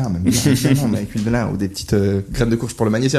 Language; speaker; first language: French; native; French